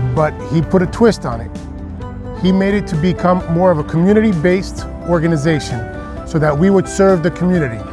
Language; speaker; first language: English; early bilingual, other home language; Spanish